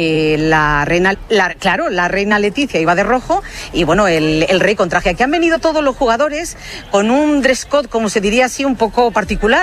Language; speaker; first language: Spanish; native; Spanish